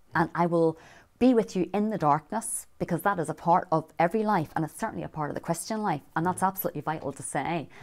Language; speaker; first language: English; native; English